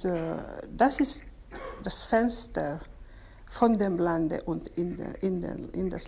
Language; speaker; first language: German; non-native, fluent; Finnish